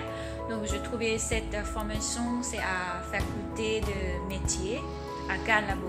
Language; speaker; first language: French; non-native, learner; Thai